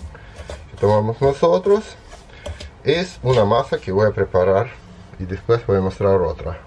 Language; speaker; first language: Spanish; non-native, fluent; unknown